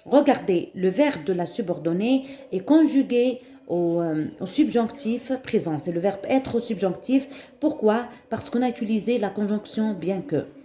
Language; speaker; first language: French; non-native, local second language; Arabic